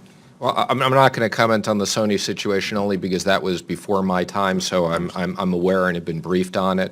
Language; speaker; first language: English; native; English